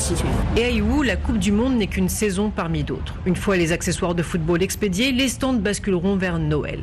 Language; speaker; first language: French; native; French